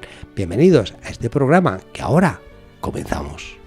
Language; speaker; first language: Spanish; native; Spanish